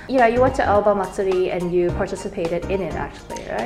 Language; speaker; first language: English; native; English